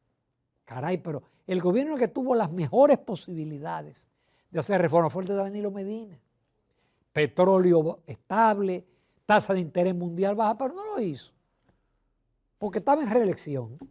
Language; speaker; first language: Spanish; native; Spanish